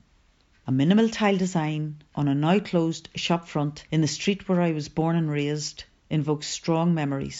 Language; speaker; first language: English; native; English